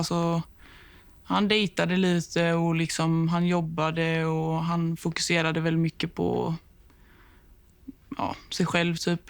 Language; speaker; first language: Swedish; native; Swedish